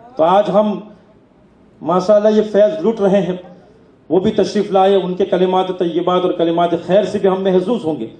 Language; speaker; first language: Urdu; native; Urdu